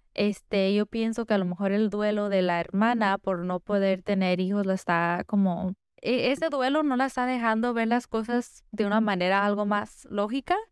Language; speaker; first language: Spanish; early bilingual, heritage; Spanish